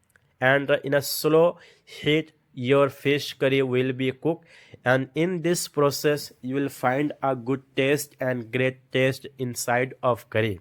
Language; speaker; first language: English; non-native, learner; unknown